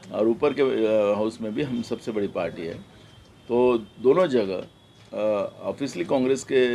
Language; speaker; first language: Hindi; non-native, local second language; Marathi